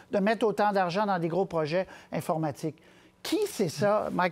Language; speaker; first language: French; native; French